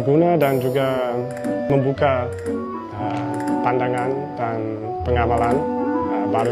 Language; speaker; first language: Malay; non-native, fluent; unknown